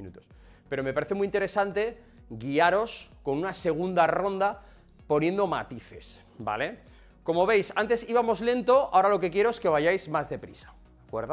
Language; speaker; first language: Spanish; native; Spanish